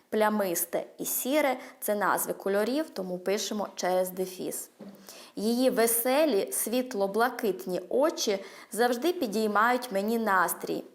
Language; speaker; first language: Ukrainian; early bilingual, heritage; Ukrainian